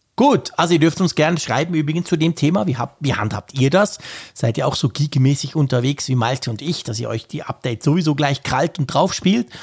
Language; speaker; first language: German; native; German